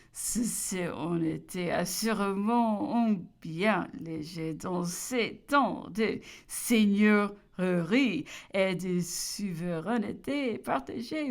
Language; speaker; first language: French; non-native, learner; English